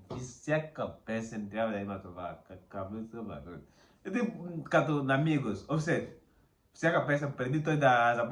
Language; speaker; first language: Bulgarian; non-native, learner; Portuguese